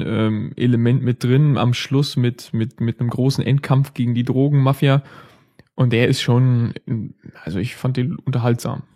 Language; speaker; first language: German; native; German